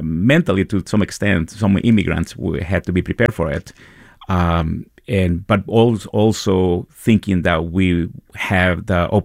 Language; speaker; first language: English; non-native, fluent; Spanish